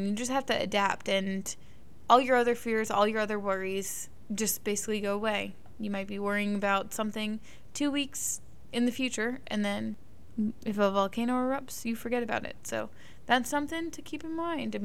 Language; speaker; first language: English; native; English